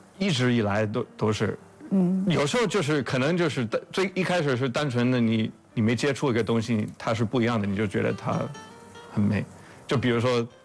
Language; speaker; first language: Chinese; non-native, fluent; English